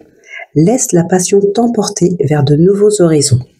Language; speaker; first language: French; native; French